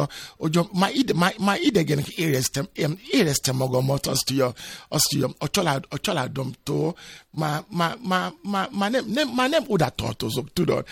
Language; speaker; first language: Hungarian; non-native, fluent; Yoruba